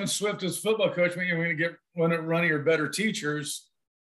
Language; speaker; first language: English; native; English